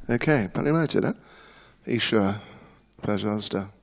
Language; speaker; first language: Russian; non-native, learner; English